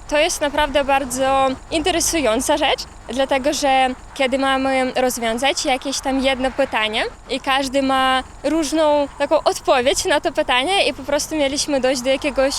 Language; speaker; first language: Polish; non-native, fluent; Ukrainian